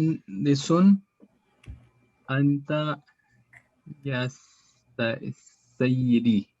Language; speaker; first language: Arabic; non-native, learner; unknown